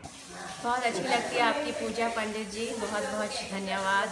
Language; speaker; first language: Hindi; native; Hindi